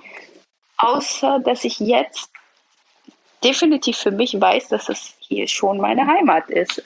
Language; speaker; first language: German; early bilingual, other home language; Persian